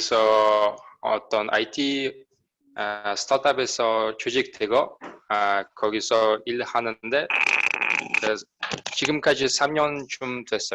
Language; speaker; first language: Korean; non-native, learner; Uzbek